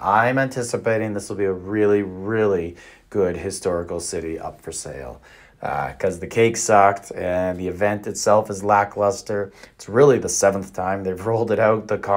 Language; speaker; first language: English; native; English